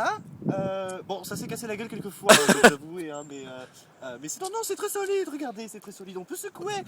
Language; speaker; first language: French; native; French